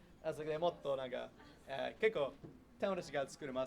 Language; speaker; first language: Japanese; non-native, learner; English